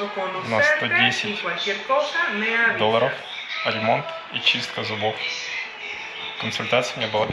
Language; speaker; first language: Russian; native; Russian